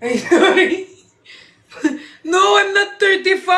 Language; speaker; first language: English; non-native, learner; Filipino